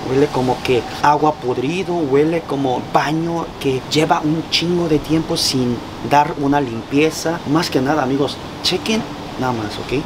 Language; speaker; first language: Spanish; non-native, fluent; Korean